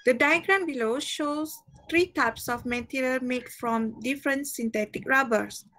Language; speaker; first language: English; non-native, local second language; Malay